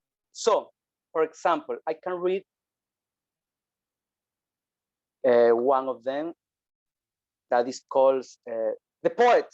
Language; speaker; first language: English; non-native, learner; Spanish